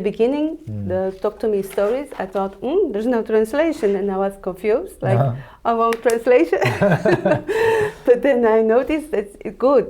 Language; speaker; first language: English; non-native, fluent; Dutch